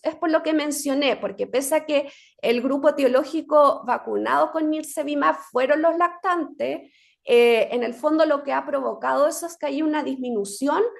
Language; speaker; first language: Spanish; native; Spanish